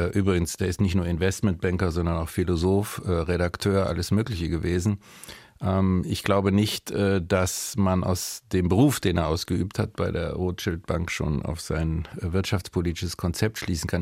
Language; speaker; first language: German; native; German